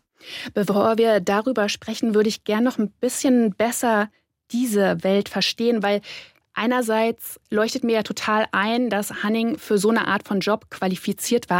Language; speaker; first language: German; native; German